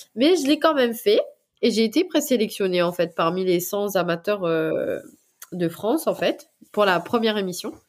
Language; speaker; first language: French; non-native, local second language; Morisyen